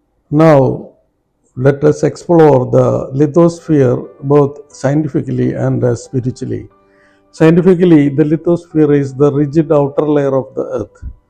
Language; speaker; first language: English; non-native, local second language; Malayalam